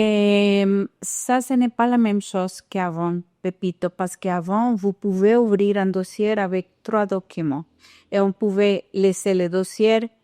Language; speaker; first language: French; non-native, fluent; Spanish